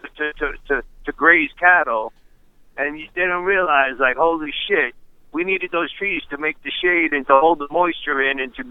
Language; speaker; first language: English; native; English